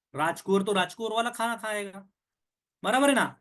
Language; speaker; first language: Hindi; non-native, local second language; Marathi